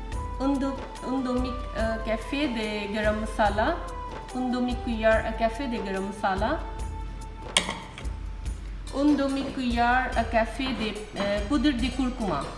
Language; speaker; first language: French; non-native, learner; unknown